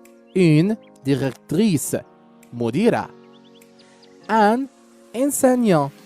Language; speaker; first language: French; non-native, local second language; Arabic